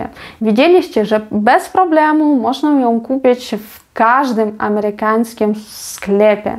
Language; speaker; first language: Polish; non-native, fluent; Ukrainian